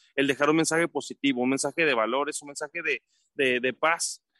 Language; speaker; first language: Spanish; native; Spanish